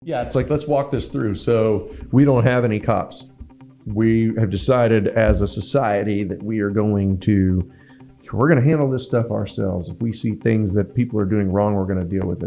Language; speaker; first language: English; native; English